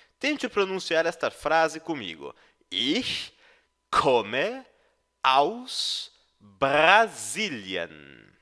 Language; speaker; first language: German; non-native, fluent; Portuguese